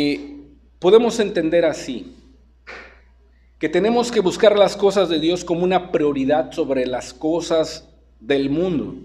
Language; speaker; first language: Spanish; native; Spanish